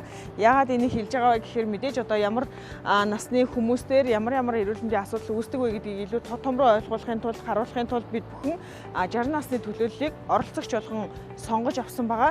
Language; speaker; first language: Mongolian; native; Mongolian